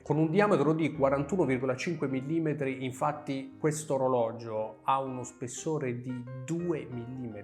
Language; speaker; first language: Italian; native; Italian